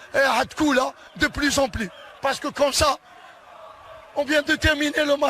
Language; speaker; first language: French; non-native, local second language; Arabic